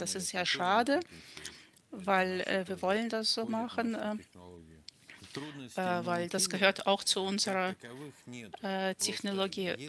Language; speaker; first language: German; non-native, fluent; Russian